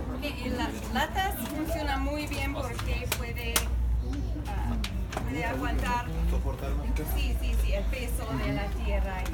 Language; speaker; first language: Spanish; non-native, fluent; English